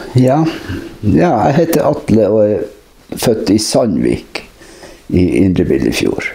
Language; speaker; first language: Norwegian; native; Norwegian